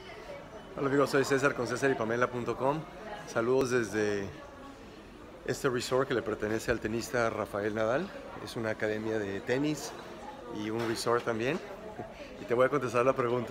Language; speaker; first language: Spanish; native; Spanish